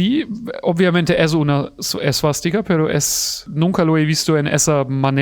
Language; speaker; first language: Spanish; non-native, fluent; German